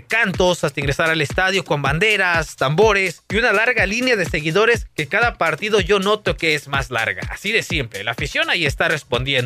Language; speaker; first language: Spanish; native; Spanish